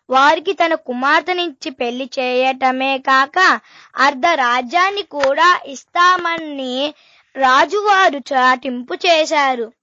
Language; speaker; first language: Telugu; native; Telugu